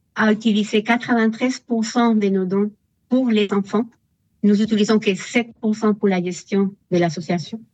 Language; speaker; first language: French; non-native, fluent; Spanish